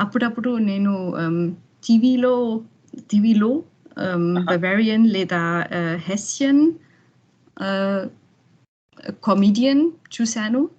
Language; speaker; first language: Telugu; non-native, learner; German